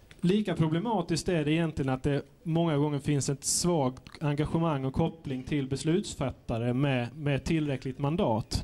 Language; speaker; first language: Swedish; native; Swedish